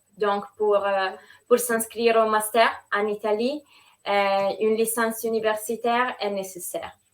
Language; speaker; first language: French; non-native, fluent; Italian